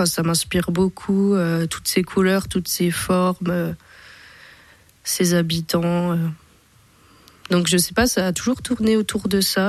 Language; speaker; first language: French; native; French